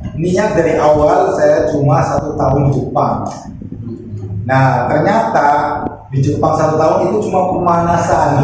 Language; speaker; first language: Indonesian; non-native, local second language; Javanese